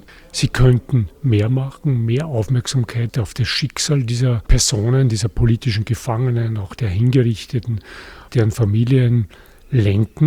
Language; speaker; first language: German; native; German